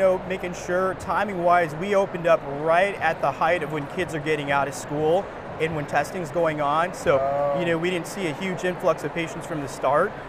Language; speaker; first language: English; native; English